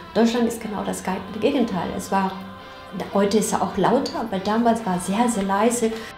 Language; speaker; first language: German; non-native, fluent; Spanish